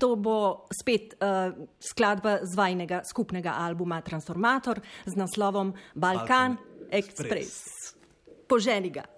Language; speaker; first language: Slovenian; native; Slovenian